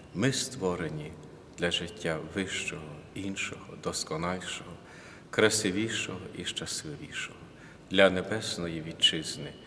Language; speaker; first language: Ukrainian; native; Ukrainian